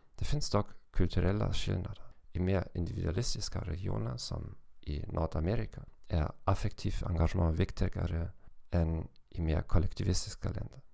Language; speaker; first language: Swedish; non-native, fluent; German